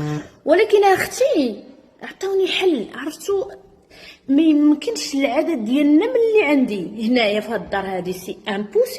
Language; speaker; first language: Arabic; native; Arabic